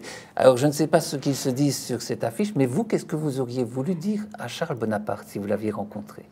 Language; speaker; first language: French; native; French